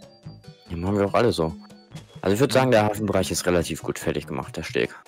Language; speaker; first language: German; native; German